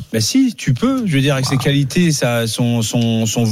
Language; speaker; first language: French; native; French